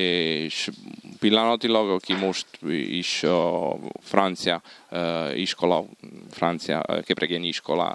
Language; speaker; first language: Hungarian; non-native, fluent; Italian